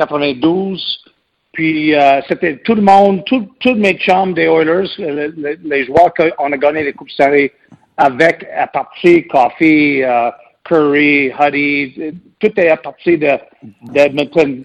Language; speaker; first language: French; non-native, local second language; English